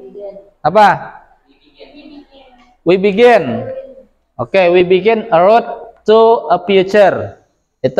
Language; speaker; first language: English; non-native, local second language; Indonesian